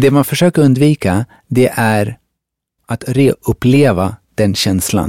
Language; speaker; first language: Swedish; early bilingual, other home language; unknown